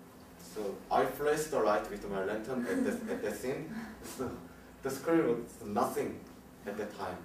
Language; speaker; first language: English; non-native, learner; Korean